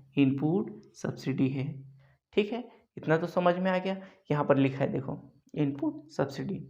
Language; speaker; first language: Hindi; native; Hindi